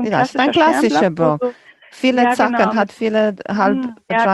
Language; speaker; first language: German; non-native, fluent; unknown